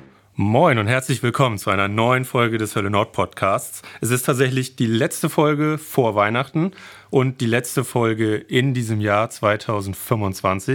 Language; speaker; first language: German; native; German